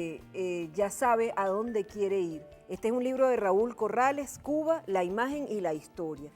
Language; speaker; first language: Spanish; native; Spanish